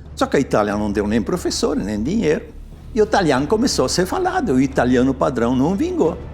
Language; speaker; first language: Portuguese; non-native, local second language; Venetian